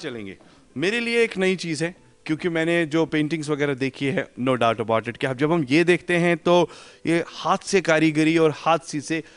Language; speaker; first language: Hindi; non-native, local second language; Kashmiri